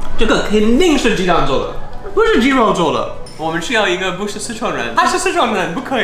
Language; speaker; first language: Chinese; non-native, fluent; English